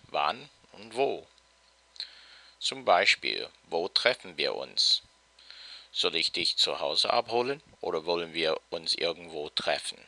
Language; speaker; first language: German; non-native, fluent; English